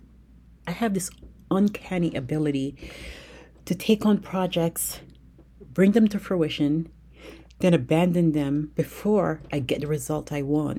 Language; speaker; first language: English; native; English